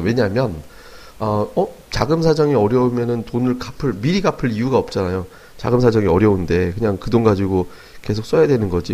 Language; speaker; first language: Korean; native; Korean